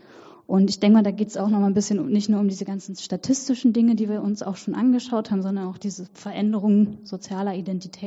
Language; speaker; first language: German; native; German